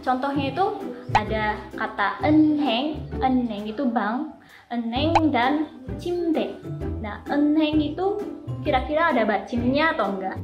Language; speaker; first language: Indonesian; native; Indonesian